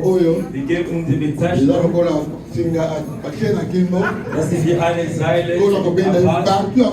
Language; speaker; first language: German; non-native, learner; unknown